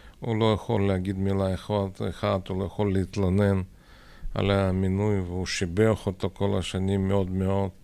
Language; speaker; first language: Hebrew; non-native, fluent; Russian